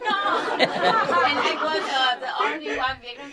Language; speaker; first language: English; non-native, learner; Vietnamese